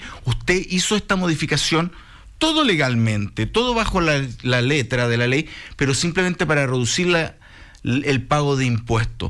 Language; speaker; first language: Spanish; native; Spanish